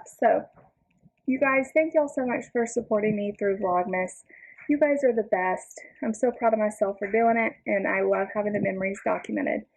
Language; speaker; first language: English; native; English